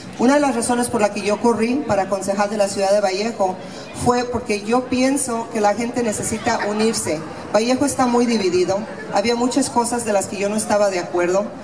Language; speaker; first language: Spanish; early bilingual, heritage; Spanish